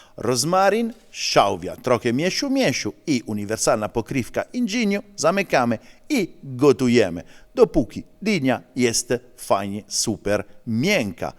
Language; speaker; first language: Polish; non-native, learner; Italian